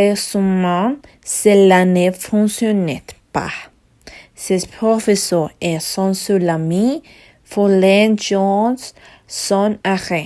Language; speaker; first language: French; non-native, learner; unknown